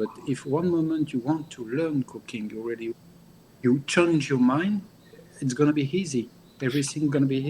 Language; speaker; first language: English; non-native, learner; French